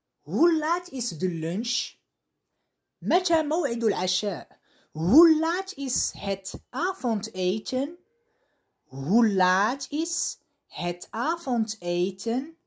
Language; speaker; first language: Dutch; non-native, fluent; Arabic